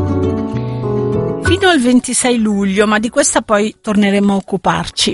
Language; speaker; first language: Italian; native; Italian